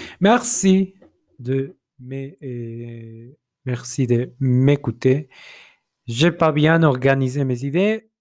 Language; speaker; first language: French; non-native, fluent; Spanish